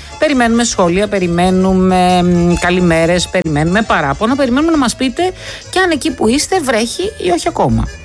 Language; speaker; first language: Greek; native; Greek